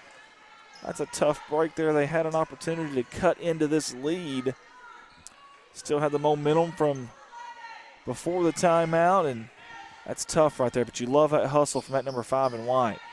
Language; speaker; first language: English; native; English